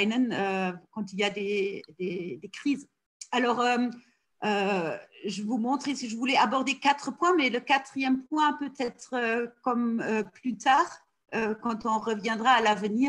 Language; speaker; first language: French; non-native, fluent; German